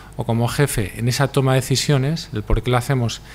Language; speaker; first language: Spanish; native; Spanish